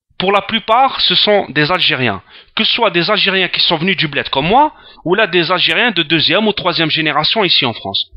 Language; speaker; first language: French; non-native, local second language; Arabic